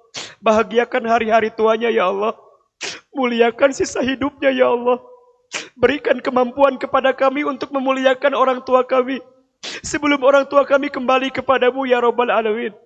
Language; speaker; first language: Indonesian; native; Indonesian